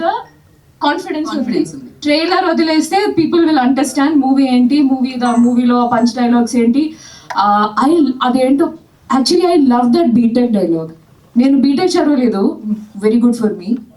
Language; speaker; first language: Telugu; non-native, fluent; Malayalam